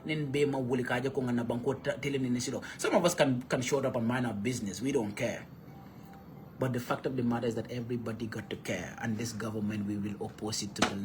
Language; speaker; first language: English; non-native, local second language; Wolof